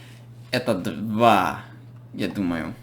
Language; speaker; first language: Russian; non-native, fluent; English